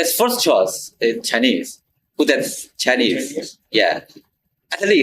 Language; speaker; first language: English; non-native, learner; Chinese